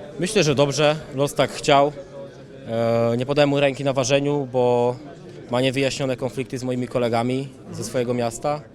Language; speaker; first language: Polish; native; Polish